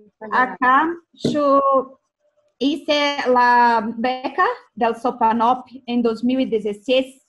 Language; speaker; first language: Spanish; non-native, fluent; Portuguese